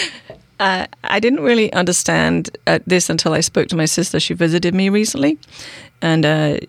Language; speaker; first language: English; native; English